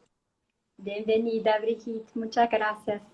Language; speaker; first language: Spanish; non-native, learner; Portuguese